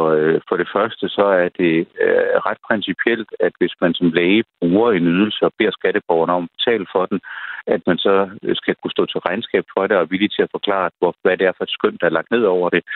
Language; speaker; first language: Danish; native; Danish